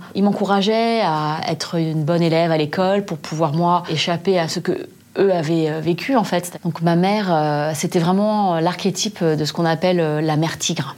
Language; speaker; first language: French; native; French